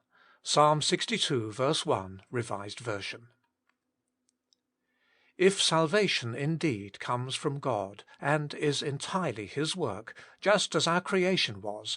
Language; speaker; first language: English; native; English